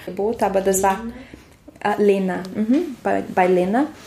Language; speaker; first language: German; non-native, fluent; Portuguese